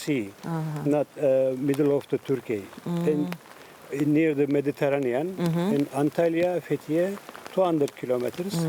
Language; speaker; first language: English; non-native, learner; Turkish